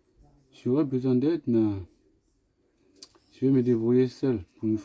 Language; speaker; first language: French; native; French